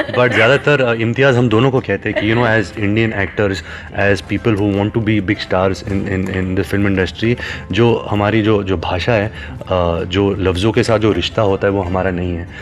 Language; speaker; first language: Hindi; native; Hindi